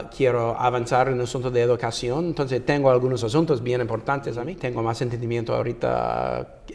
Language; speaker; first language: Spanish; non-native, fluent; English